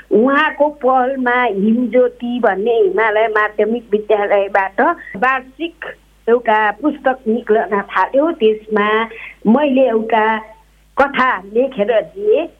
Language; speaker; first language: Nepali; native; Nepali